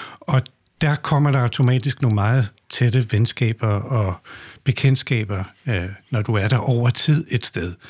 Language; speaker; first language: Danish; native; Danish